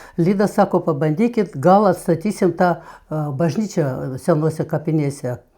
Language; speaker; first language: Lithuanian; non-native, fluent; Russian